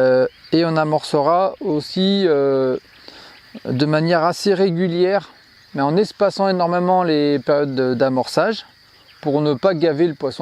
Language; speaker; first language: French; native; French